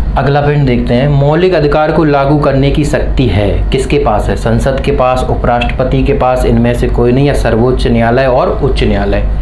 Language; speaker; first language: Hindi; native; Hindi